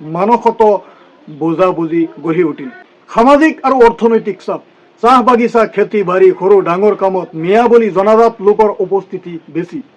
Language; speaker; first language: Assamese; non-native, local second language; Bangla